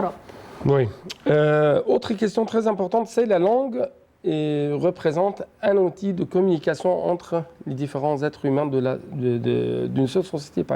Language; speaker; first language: French; non-native, fluent; Arabic